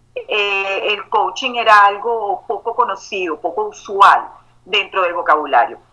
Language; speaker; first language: Spanish; native; Spanish